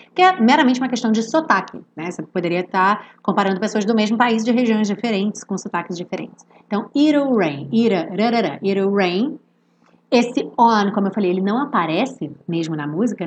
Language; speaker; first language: Portuguese; native; Portuguese